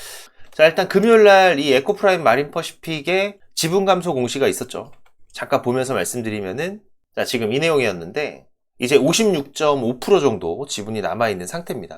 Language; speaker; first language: Korean; native; Korean